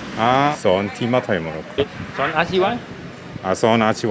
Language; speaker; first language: Thai; non-native, learner; Korean